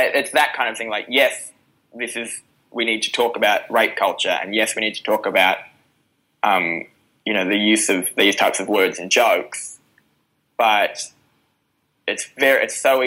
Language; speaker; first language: English; native; English